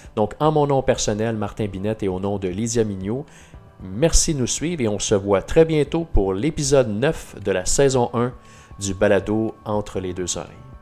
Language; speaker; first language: French; native; French